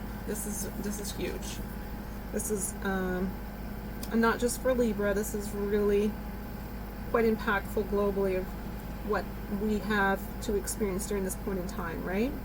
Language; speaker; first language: English; native; English